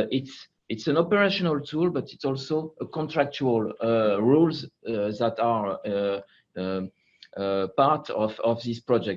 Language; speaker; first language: English; non-native, fluent; French